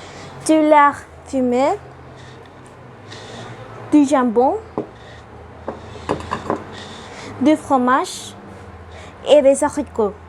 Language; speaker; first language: French; non-native, learner; Spanish